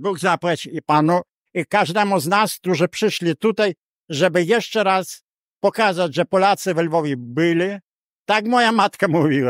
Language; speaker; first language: Polish; early bilingual, heritage; Polish